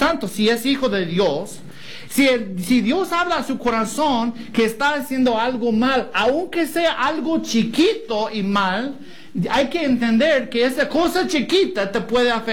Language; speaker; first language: Spanish; non-native, fluent; English